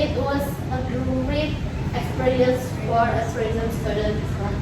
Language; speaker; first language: English; non-native, learner; Indonesian